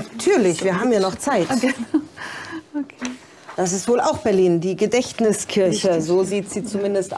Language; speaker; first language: German; native; German